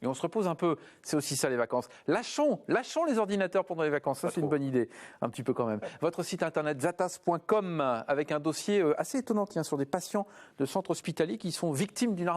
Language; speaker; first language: French; native; French